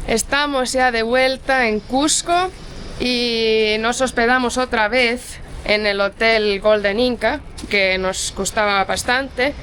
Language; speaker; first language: Spanish; non-native, fluent; Portuguese